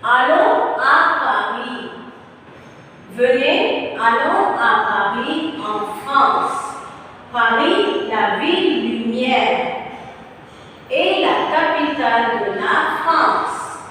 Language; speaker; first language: French; non-native, fluent; Tamil